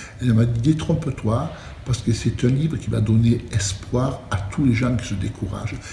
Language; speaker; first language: French; early bilingual, other home language; Italian